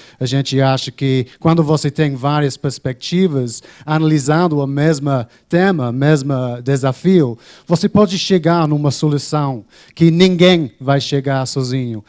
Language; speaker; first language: Portuguese; non-native, fluent; English